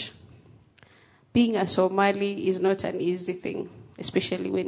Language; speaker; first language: English; non-native, local second language; Somali